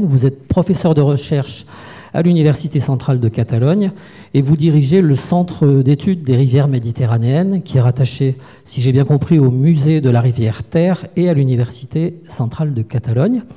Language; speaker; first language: French; native; French